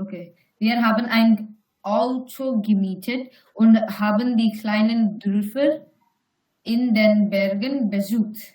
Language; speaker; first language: German; non-native, learner; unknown